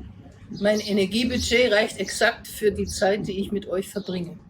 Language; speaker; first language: German; native; German